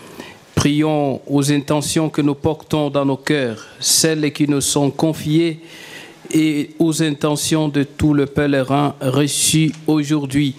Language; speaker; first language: French; native; French